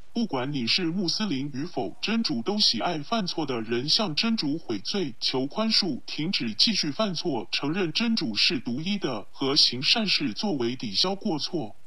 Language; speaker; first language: Chinese; non-native, local second language; Cantonese